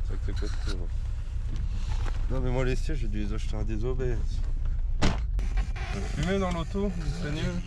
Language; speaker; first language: French; native; French